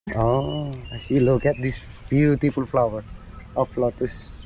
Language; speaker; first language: English; non-native, learner; Indonesian